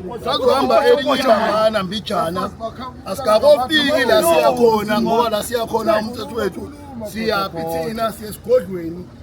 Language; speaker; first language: Zulu; native; Zulu